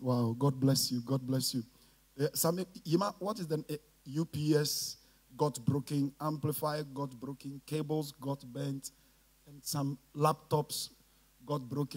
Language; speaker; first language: English; non-native, local second language; Ga